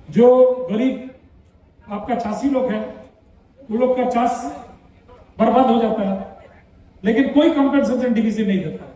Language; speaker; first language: Hindi; non-native, local second language; Bangla